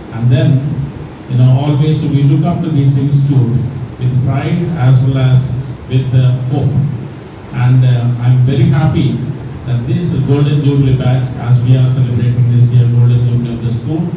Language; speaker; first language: English; non-native, local second language; Telugu